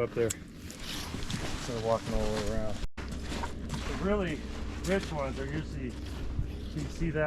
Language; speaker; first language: English; native; English